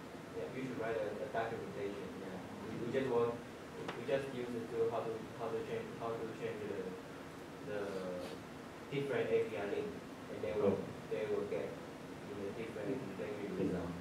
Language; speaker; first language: English; non-native, fluent; Chinese